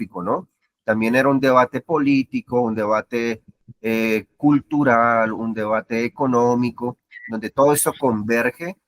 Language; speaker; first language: Spanish; native; Spanish